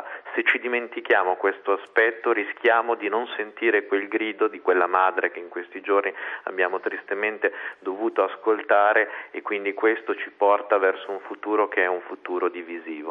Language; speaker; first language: Italian; native; Italian